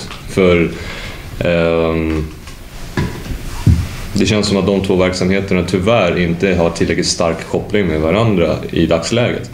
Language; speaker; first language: Swedish; native; Swedish